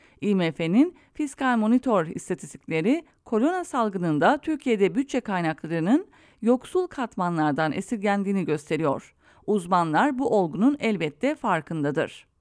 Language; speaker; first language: Turkish; native; Turkish